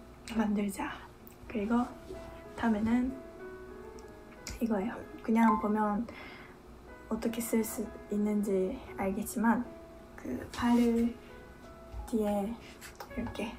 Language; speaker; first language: Korean; non-native, fluent; Japanese